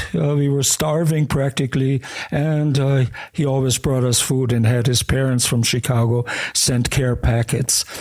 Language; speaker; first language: English; early bilingual, other home language; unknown